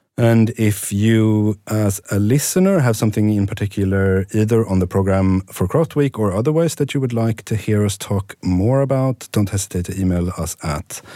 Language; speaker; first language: English; non-native, fluent; Swedish